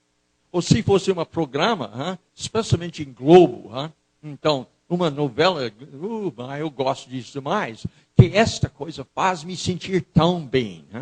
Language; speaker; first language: Portuguese; non-native, fluent; English